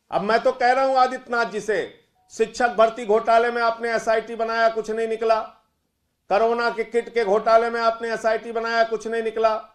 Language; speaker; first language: Hindi; native; Hindi